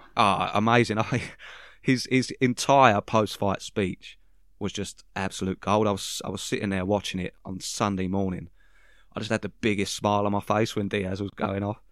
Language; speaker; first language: English; native; English